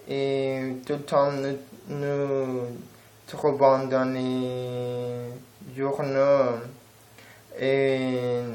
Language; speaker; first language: French; non-native, learner; Spanish